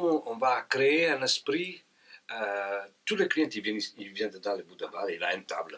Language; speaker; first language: French; non-native, fluent; Italian